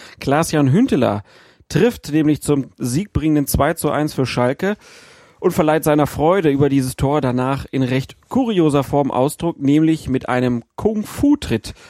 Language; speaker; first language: German; native; German